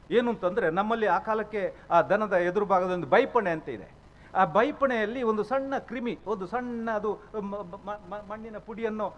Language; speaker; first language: Kannada; native; Kannada